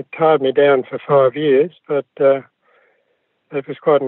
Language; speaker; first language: English; native; English